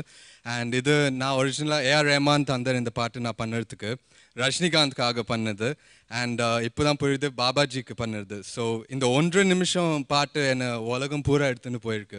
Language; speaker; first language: Tamil; early bilingual, heritage; Tamil